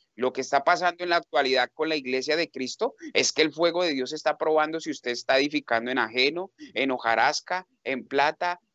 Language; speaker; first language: Spanish; native; Spanish